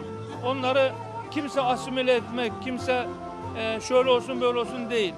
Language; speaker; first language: Turkish; native; Turkish